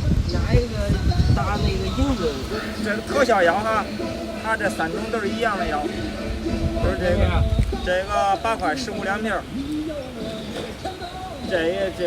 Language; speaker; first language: Chinese; native; Chinese